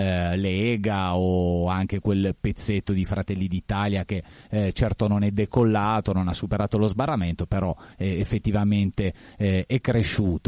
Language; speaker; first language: Italian; native; Italian